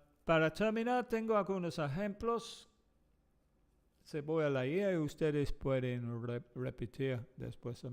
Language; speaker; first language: Spanish; non-native, fluent; English